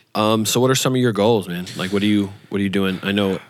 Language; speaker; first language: English; native; English